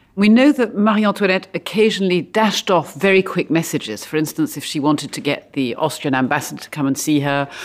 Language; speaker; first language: English; native; English